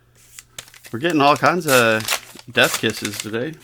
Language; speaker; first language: English; native; English